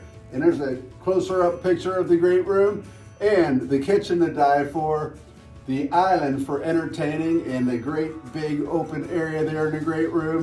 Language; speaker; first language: English; native; English